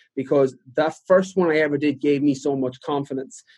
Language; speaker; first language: English; native; English